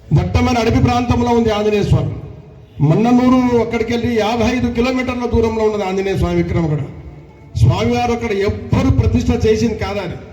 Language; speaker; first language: Telugu; native; Telugu